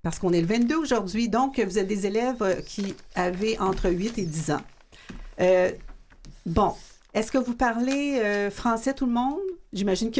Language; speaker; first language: French; native; French